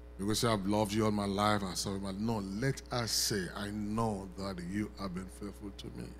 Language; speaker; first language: English; non-native, local second language; Yoruba